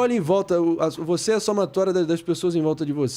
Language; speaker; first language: Portuguese; native; Portuguese